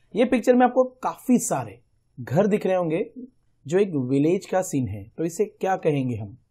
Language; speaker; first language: Hindi; non-native, local second language; Gujarati